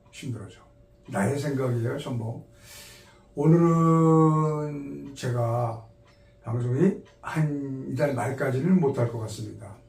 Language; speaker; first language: Korean; native; Korean